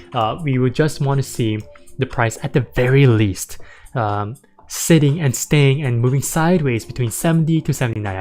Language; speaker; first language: English; native; English